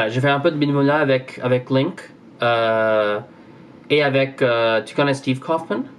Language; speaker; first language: French; non-native, fluent; English